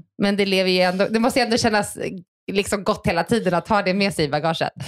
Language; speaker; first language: Swedish; native; Swedish